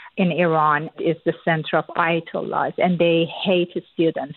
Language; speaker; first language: English; non-native, fluent; Persian